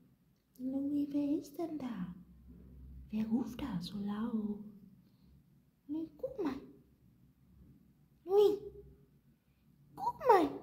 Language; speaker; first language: German; non-native, learner; Thai